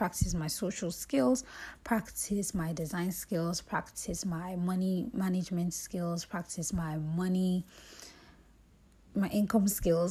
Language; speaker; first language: English; non-native, local second language; Yoruba